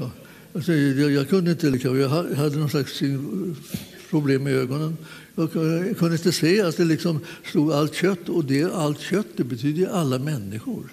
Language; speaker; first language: Swedish; native; Swedish